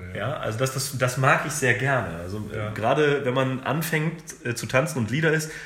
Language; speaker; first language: German; native; German